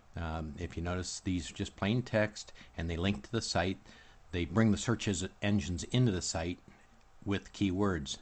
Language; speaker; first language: English; native; English